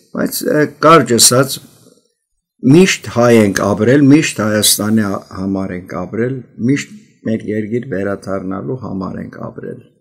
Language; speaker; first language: Armenian; early bilingual, heritage; Armenian